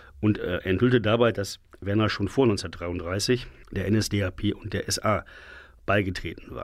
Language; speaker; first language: German; native; German